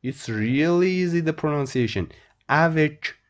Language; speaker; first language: English; non-native, fluent; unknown